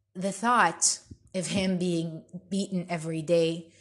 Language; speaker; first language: English; early bilingual, other home language; Arabic